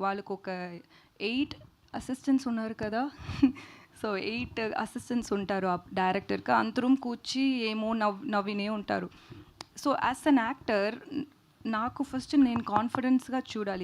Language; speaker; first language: Telugu; non-native, learner; Tamil